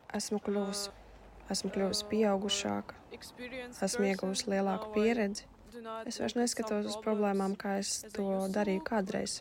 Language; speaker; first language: Latvian; non-native, fluent; Russian